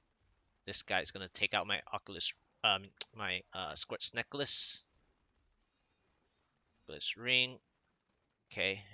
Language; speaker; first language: English; native; English